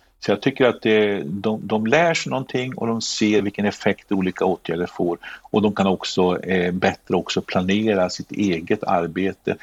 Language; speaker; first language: Swedish; native; Swedish